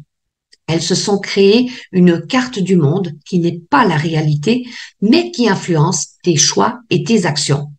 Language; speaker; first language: French; native; French